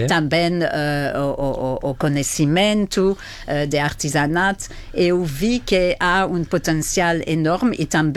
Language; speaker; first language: Portuguese; non-native, fluent; French